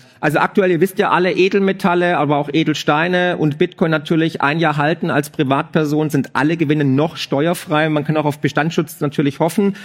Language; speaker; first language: German; native; German